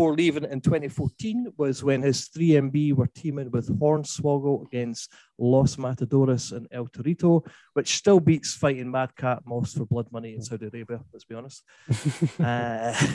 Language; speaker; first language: English; native; English